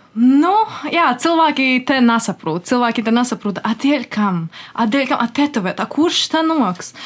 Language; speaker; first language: Latvian; native; Latvian